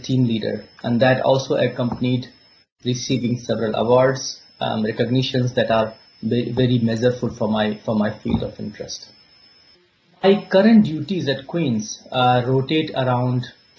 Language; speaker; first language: English; non-native, local second language; Hindi